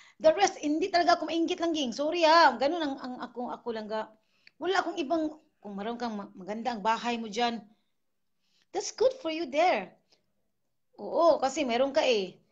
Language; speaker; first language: Filipino; non-native, local second language; Cebuano